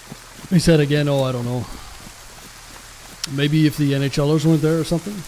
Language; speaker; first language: English; native; English